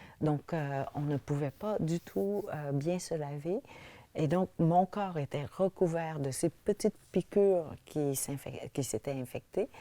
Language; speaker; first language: French; early bilingual, other home language; Vietnamese